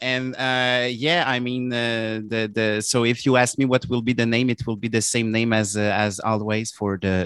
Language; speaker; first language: English; non-native, fluent; French